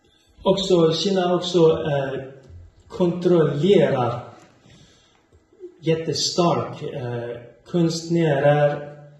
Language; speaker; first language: Swedish; non-native, learner; Uyghur